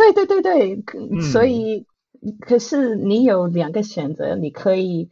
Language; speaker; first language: Chinese; non-native, fluent; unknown